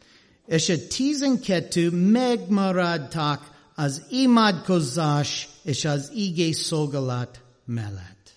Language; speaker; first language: Hungarian; non-native, learner; English